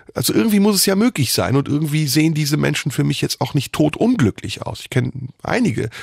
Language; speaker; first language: German; early bilingual, other home language; Turkish